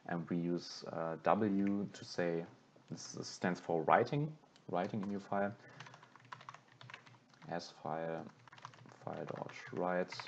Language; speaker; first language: English; non-native, fluent; German